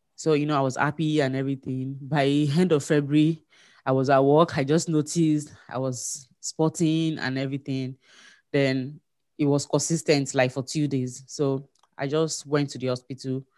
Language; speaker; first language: English; non-native, local second language; Yoruba